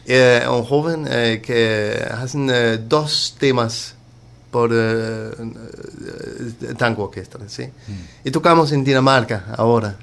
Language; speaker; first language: Spanish; non-native, learner; Danish